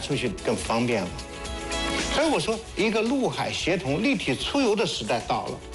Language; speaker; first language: Chinese; native; Chinese